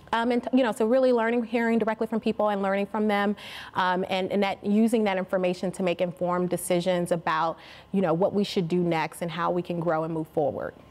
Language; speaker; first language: English; native; English